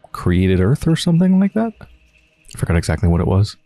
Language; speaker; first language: English; native; English